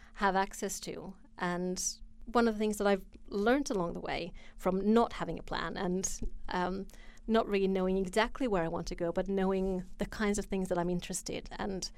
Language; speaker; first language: English; non-native, fluent; Finnish